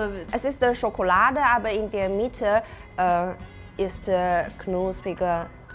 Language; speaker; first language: German; non-native, fluent; Chinese